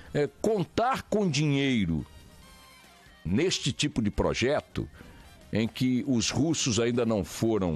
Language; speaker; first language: Portuguese; native; Portuguese